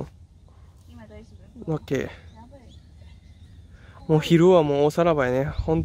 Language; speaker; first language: Japanese; native; Japanese